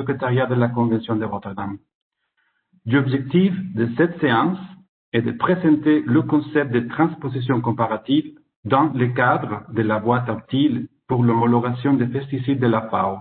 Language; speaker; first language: French; non-native, fluent; Italian